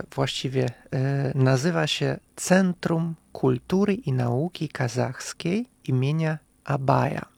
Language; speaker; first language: Polish; non-native, fluent; Russian